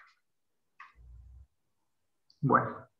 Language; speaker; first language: Spanish; native; Spanish